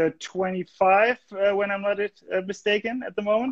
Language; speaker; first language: English; non-native, fluent; German